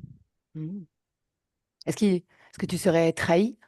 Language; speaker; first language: French; native; French